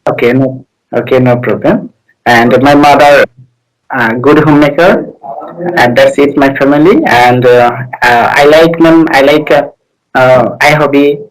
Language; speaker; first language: English; non-native, learner; Bangla